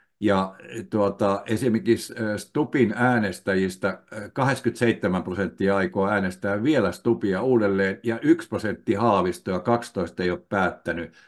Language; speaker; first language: Finnish; native; Finnish